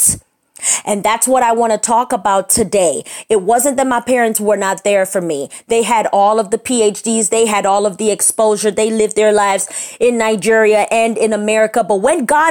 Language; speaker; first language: English; native; English